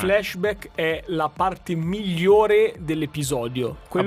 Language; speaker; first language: Italian; native; Italian